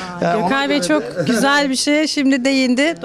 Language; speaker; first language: Turkish; native; Turkish